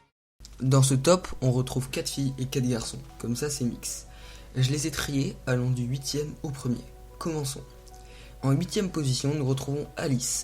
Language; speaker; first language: French; native; French